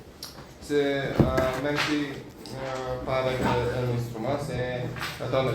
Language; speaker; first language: French; non-native, learner; Bulgarian